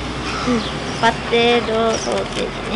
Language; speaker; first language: Japanese; non-native, fluent; English